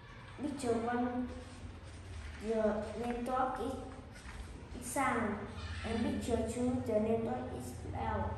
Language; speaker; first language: English; non-native, learner; Vietnamese